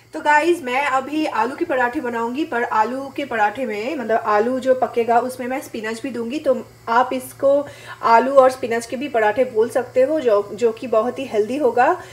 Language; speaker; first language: Hindi; non-native, local second language; Bangla